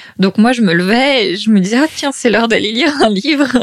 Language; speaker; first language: French; native; French